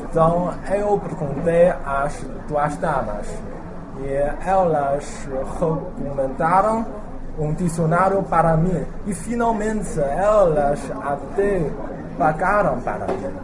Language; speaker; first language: Portuguese; non-native, learner; Chinese